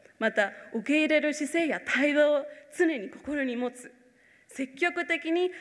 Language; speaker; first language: Japanese; non-native, fluent; Spanish